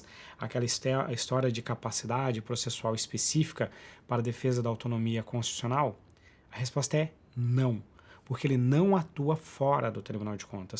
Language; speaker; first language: Portuguese; native; Portuguese